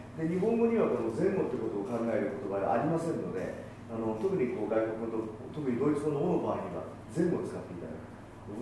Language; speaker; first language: Japanese; native; Japanese